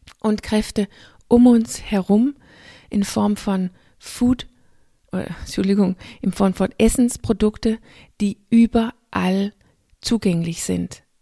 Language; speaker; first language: German; non-native, fluent; Danish